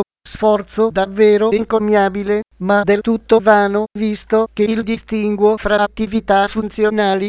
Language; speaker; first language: Italian; native; Italian